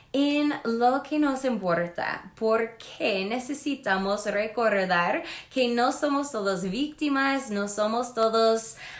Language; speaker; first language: Spanish; non-native, fluent; English